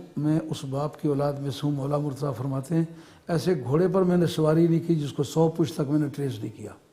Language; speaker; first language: Urdu; non-native, local second language; Punjabi